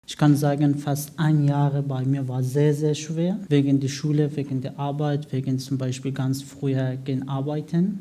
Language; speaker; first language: German; non-native, learner; Persian